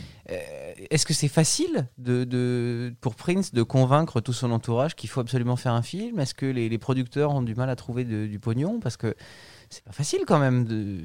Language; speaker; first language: French; native; French